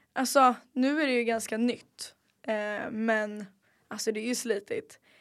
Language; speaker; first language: Swedish; native; Swedish